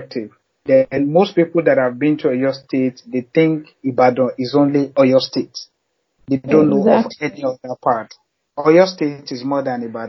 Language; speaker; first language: English; non-native, local second language; Yoruba